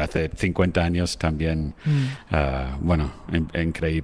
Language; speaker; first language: Spanish; non-native, fluent; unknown